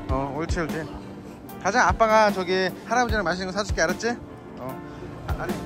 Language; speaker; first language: Korean; native; Korean